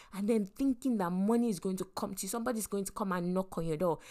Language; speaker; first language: English; non-native, local second language; Yoruba